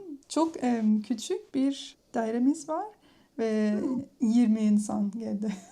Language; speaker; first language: Turkish; non-native, learner; English